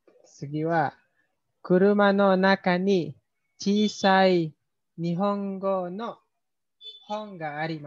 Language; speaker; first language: Japanese; non-native, learner; Indonesian